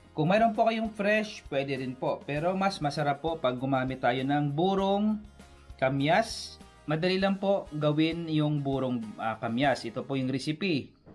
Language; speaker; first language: Filipino; non-native, local second language; Cebuano